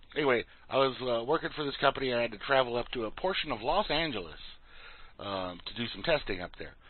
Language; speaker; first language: English; native; English